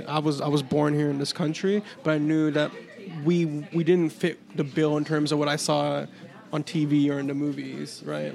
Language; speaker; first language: English; native; English